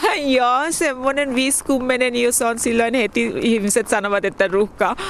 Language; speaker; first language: Finnish; non-native, fluent; Bangla